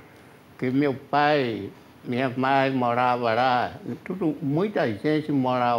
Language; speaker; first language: Portuguese; non-native, local second language; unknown